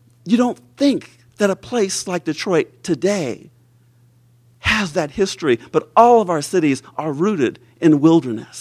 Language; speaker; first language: English; native; English